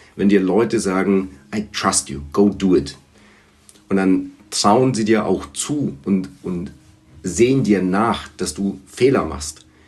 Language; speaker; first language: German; early bilingual, other home language; Bulgarian